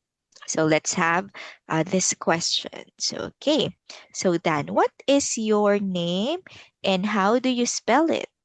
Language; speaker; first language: English; non-native, local second language; Filipino